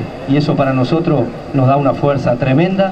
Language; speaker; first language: Spanish; native; Spanish